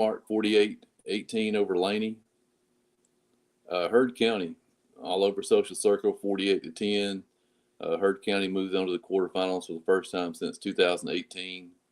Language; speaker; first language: English; native; English